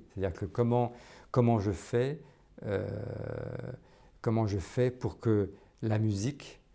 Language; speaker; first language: French; native; French